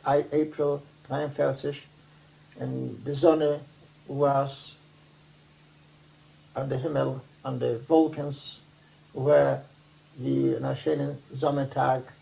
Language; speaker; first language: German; non-native, fluent; Dutch